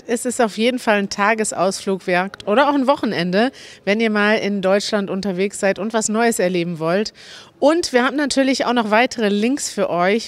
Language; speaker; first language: German; native; German